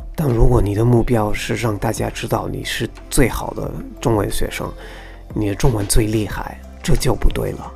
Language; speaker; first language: Chinese; non-native, fluent; English